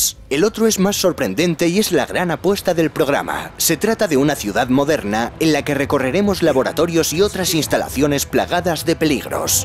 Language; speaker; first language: Spanish; native; Spanish